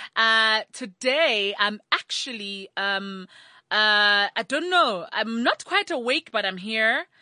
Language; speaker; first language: English; non-native, local second language; Tswana